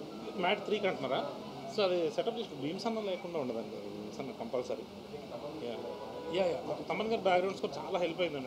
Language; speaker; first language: Telugu; native; Telugu